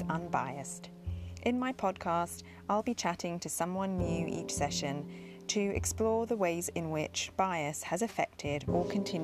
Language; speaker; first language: English; native; English